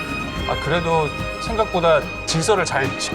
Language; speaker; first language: Korean; native; Korean